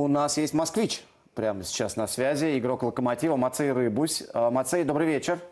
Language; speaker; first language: Russian; native; Russian